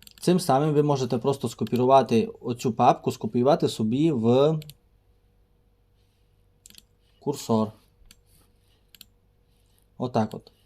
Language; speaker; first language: Ukrainian; native; Ukrainian